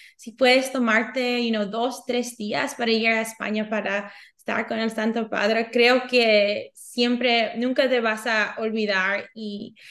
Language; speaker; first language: Spanish; early bilingual, heritage; Spanish